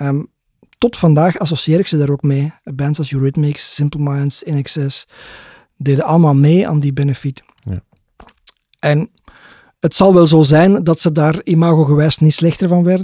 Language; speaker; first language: Dutch; native; Dutch